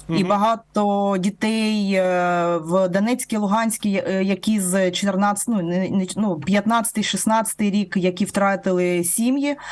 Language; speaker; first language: Ukrainian; non-native, local second language; Russian